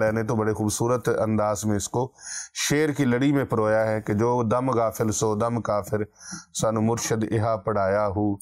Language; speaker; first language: Urdu; non-native, local second language; Punjabi